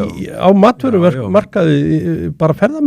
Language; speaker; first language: Icelandic; native; Icelandic